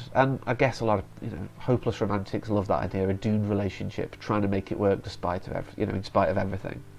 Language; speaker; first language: English; native; English